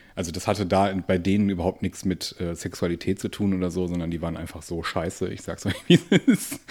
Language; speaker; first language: German; native; German